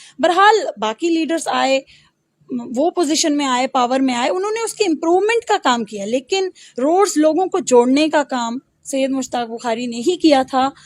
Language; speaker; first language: Hindi; non-native, local second language; Pahari-Potwari